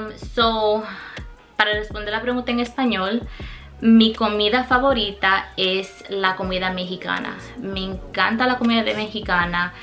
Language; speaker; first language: Spanish; early bilingual, heritage; Spanish